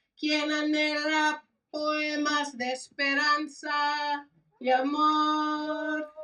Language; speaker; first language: Spanish; early bilingual, heritage; Spanish